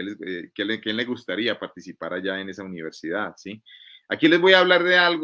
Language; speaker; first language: Spanish; native; Spanish